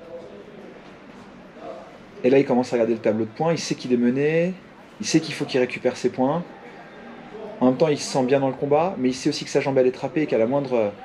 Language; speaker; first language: French; native; French